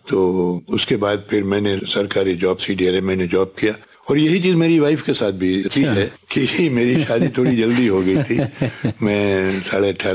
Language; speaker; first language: Hindi; native; Hindi